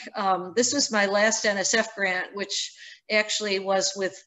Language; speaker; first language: English; native; English